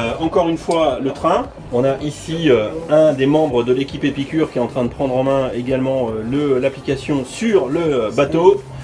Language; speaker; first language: French; native; French